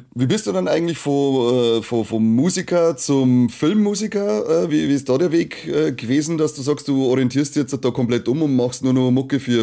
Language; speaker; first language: German; native; German